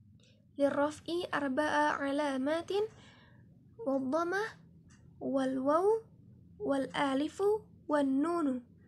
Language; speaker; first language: Arabic; non-native, learner; Indonesian